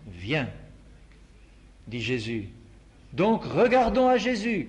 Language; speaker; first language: French; native; French